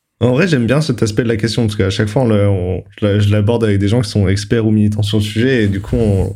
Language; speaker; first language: French; native; French